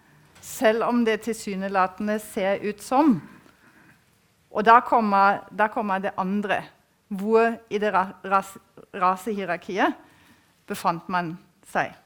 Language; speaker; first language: Norwegian; non-native, fluent; German